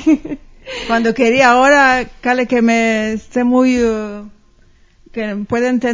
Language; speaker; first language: Spanish; early bilingual, heritage; Ladino